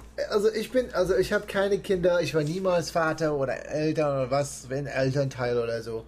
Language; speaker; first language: German; non-native, fluent; English